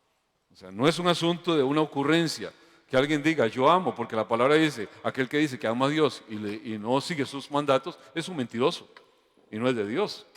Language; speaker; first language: Spanish; native; Spanish